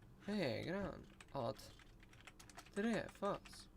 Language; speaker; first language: Swedish; non-native, learner; Russian